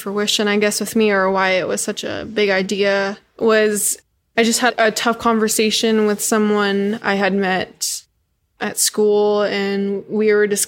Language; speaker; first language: English; native; English